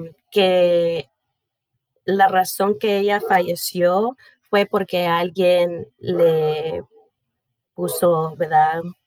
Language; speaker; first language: Spanish; early bilingual, heritage; Spanish